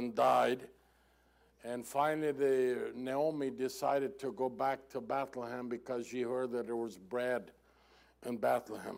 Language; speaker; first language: English; non-native, fluent; German